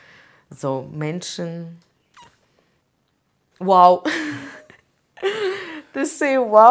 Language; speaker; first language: German; non-native, learner; Russian